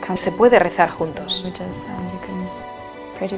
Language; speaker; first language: Spanish; non-native, fluent; German